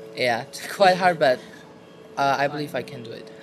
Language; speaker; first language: English; non-native, fluent; Indonesian